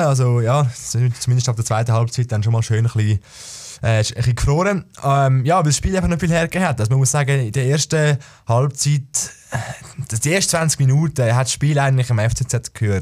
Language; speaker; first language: German; native; German